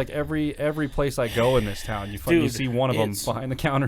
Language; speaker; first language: English; native; English